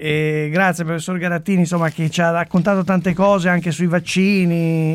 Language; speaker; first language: Italian; native; Italian